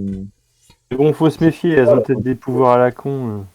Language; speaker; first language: French; native; French